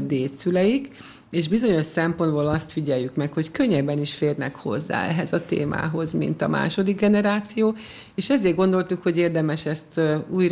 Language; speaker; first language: Hungarian; native; Hungarian